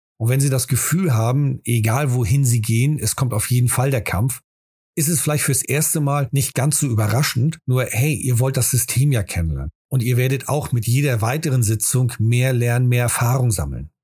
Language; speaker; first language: German; native; German